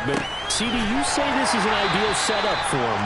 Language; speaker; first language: English; native; English